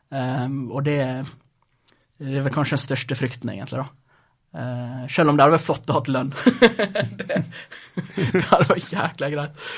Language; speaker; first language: Norwegian; early bilingual, other home language; Swedish